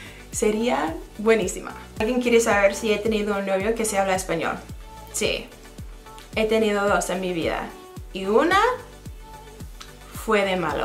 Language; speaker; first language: Spanish; non-native, fluent; English